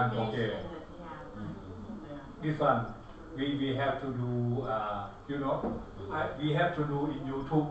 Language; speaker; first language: English; non-native, learner; Thai